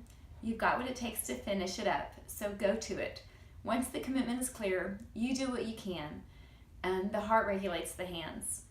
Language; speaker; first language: English; native; English